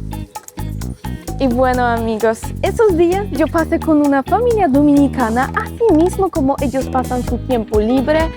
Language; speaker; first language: Spanish; non-native, fluent; Polish